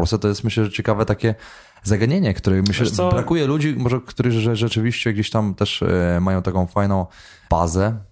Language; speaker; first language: Polish; native; Polish